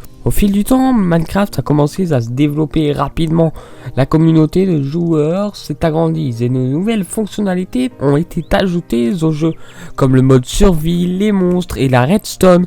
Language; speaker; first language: French; native; French